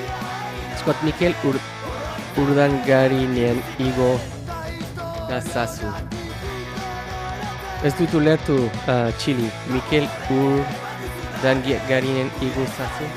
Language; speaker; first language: Basque; non-native, learner; English